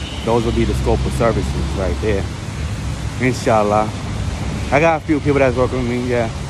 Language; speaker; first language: English; early bilingual, other home language; Spanish